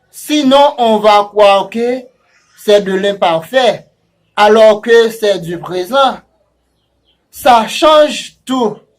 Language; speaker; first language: French; non-native, fluent; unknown